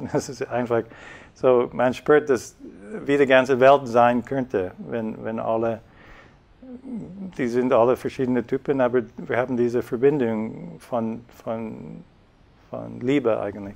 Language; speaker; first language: German; non-native, fluent; English